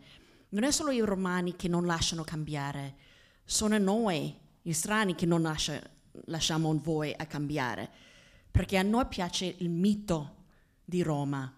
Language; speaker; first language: Italian; non-native, fluent; English